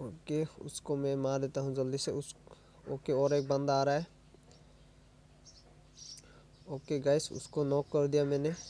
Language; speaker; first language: Hindi; non-native, local second language; Assamese